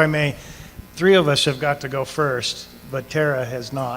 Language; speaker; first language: English; native; English